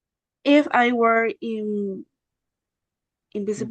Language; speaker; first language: English; non-native, learner; Spanish